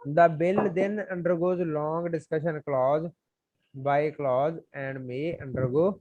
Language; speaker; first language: English; non-native, local second language; Punjabi